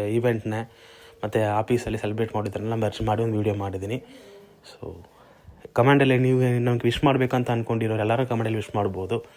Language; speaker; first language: Kannada; native; Kannada